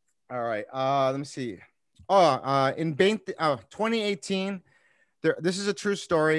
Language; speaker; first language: English; early bilingual, other home language; Spanish